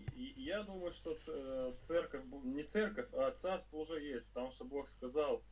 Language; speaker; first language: Russian; native; Russian